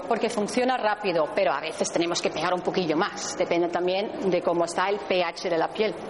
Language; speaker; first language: Spanish; non-native, fluent; Dutch